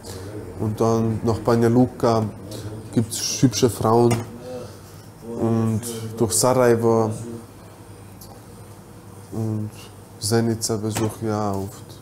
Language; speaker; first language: German; early bilingual, other home language; Bosnian